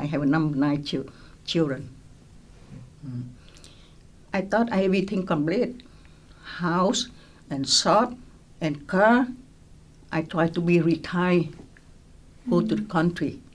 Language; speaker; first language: English; non-native, local second language; Vietnamese